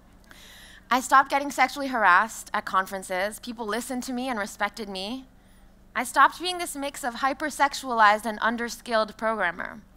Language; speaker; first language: English; non-native, fluent; French